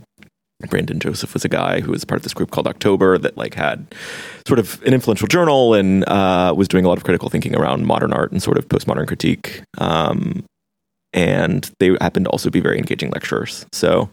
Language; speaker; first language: English; native; English